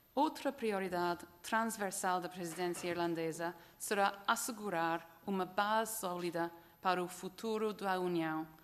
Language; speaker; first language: Portuguese; non-native, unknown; English